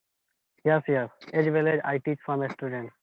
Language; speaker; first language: English; non-native, learner; Hindi